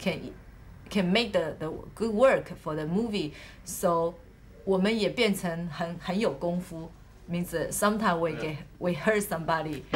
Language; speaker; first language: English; non-native, learner; Chinese